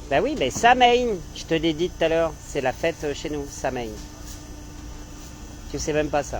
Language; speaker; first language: French; native; French